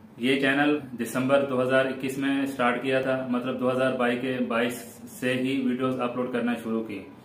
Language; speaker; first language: Urdu; non-native, local second language; Saraiki